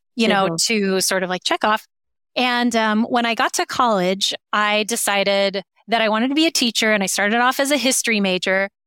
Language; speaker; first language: English; native; English